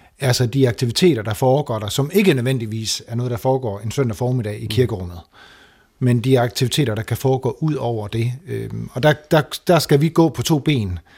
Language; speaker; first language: Danish; native; Danish